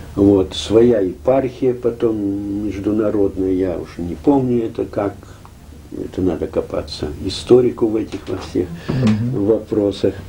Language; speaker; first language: Russian; early bilingual, heritage; Russian